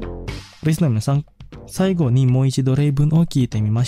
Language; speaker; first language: Japanese; non-native, fluent; Indonesian